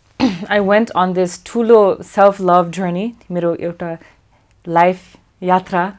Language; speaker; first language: Nepali; early bilingual, heritage; English